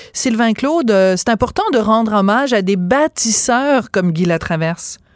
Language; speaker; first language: French; native; French